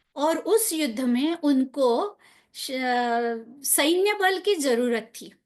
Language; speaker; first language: Hindi; non-native, local second language; Marathi